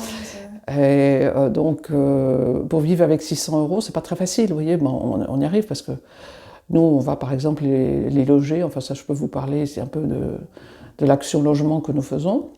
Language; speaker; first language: French; native; French